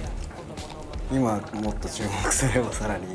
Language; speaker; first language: Japanese; native; Japanese